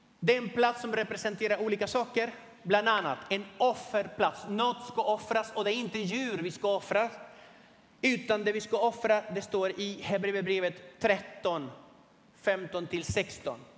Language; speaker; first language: Swedish; non-native, fluent; Spanish